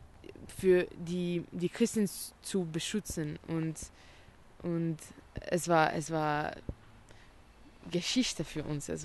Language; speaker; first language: German; non-native, learner; Arabic